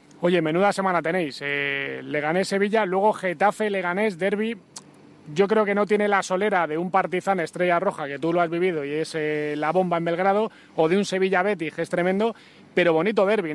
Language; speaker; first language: Spanish; native; Spanish